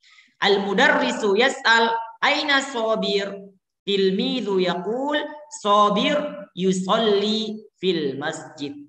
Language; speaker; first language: Arabic; non-native, fluent; Indonesian